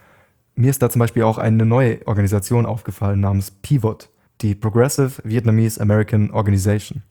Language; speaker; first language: German; native; German